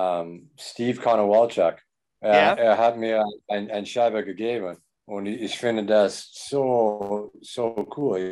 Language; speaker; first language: German; non-native, learner; English